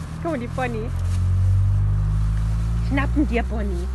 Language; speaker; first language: German; native; German